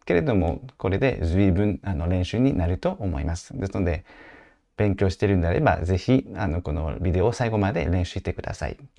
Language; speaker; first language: Japanese; non-native, fluent; French